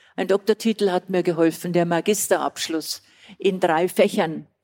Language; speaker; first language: German; native; German